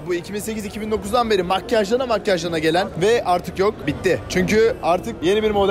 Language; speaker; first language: Turkish; native; Turkish